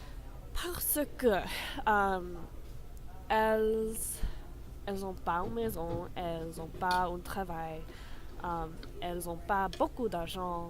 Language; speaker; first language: French; non-native, learner; English